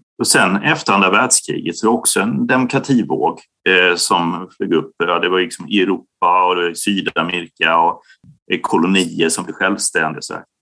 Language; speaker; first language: Swedish; native; Swedish